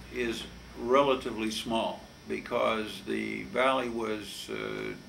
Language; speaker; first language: English; native; English